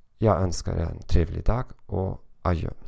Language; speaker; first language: Swedish; non-native, learner; German